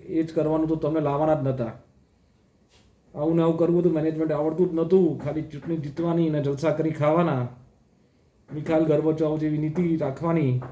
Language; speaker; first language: Gujarati; native; Gujarati